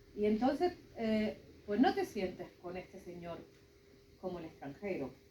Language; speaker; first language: Spanish; native; Spanish